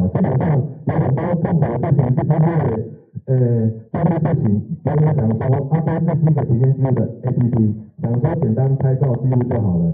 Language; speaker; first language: Chinese; native; Chinese